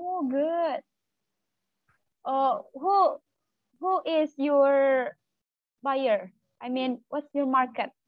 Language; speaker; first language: English; non-native, learner; Malay